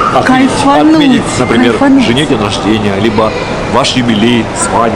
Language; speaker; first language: Russian; native; Russian